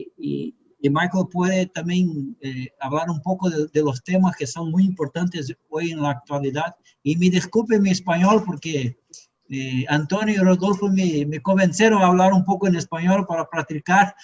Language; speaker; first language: Spanish; non-native, fluent; Portuguese